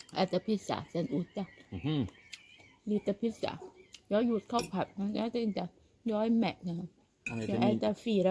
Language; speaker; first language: Swedish; non-native, learner; Thai